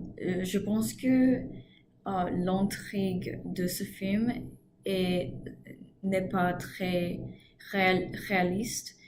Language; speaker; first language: French; non-native, learner; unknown